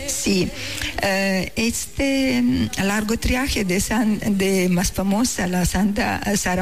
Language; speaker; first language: Spanish; non-native, learner; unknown